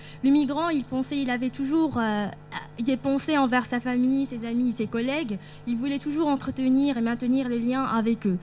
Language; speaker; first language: French; non-native, local second language; Arabic